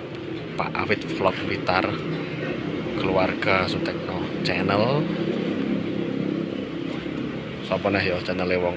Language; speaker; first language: Indonesian; non-native, local second language; Javanese